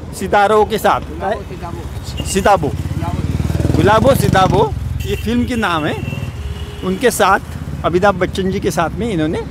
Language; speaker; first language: Hindi; non-native, local second language; Marathi